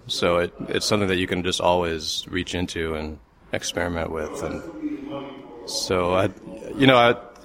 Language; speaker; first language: English; native; English